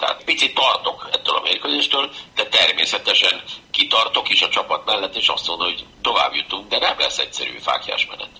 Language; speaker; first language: Hungarian; native; Hungarian